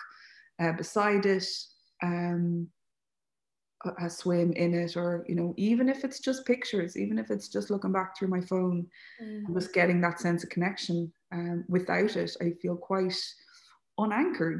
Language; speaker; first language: English; native; English